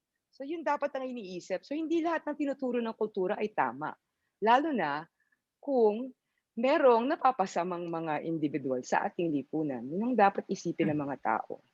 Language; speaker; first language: Filipino; native; Filipino